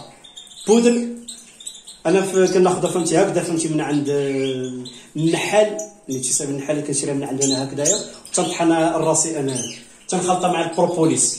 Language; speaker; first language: Arabic; native; Arabic